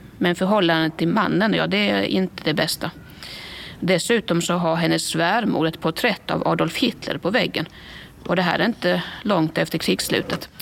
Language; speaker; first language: Swedish; native; Swedish